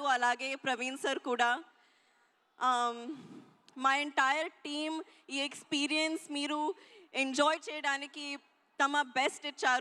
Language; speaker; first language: Telugu; non-native, learner; Hindi